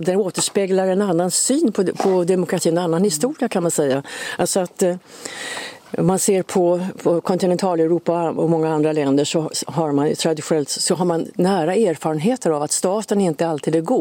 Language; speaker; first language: Swedish; native; Swedish